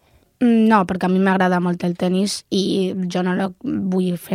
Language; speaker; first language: Catalan; non-native, local second language; Spanish